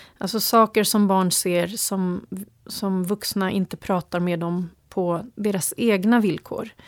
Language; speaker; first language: Swedish; early bilingual, other home language; Turoyo